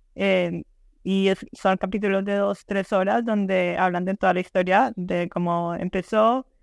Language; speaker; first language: Spanish; early bilingual, heritage; Spanish